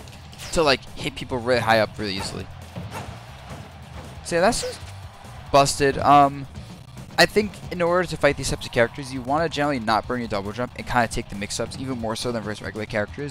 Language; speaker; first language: English; native; English